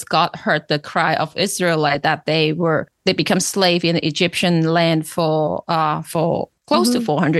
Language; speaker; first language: English; non-native, local second language; Cantonese